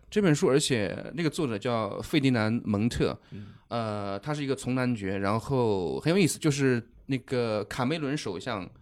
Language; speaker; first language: Chinese; native; Chinese